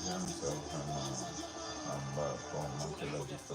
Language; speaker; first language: French; non-native, learner; Portuguese